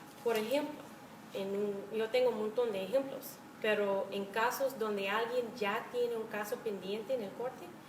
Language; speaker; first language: Spanish; non-native, fluent; English